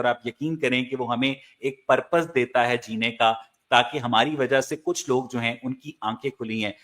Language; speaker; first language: Urdu; native; Urdu